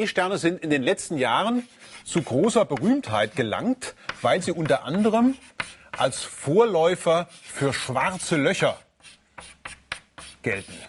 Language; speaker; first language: German; native; German